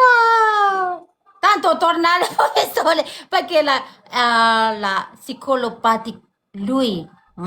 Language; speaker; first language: Italian; non-native, learner; Thai